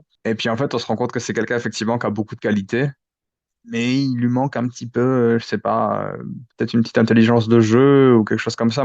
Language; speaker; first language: French; native; French